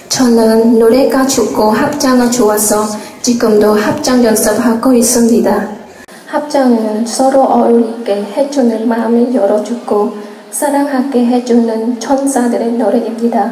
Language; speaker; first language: Korean; non-native, learner; Khmer